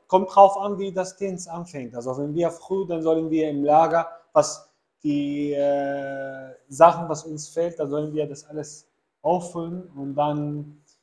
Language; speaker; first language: German; non-native, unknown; Arabic